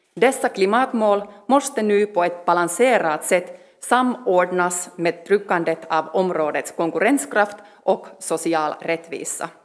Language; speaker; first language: Swedish; non-native, learner; Finnish